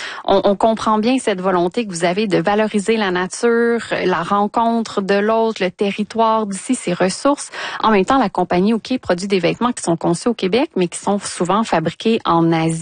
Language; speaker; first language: French; native; French